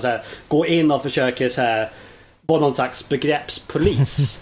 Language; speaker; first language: Swedish; non-native, fluent; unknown